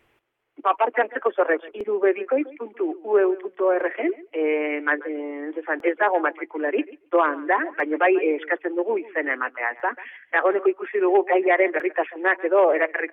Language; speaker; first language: Basque; native; Basque